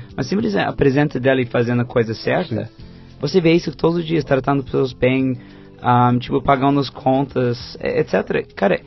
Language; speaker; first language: Portuguese; non-native, fluent; English